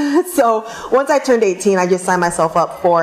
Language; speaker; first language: English; native; English